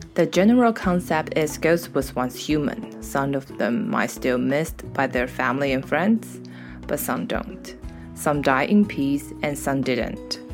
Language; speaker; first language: English; non-native, fluent; Chinese